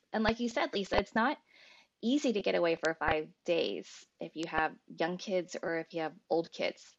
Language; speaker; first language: English; native; English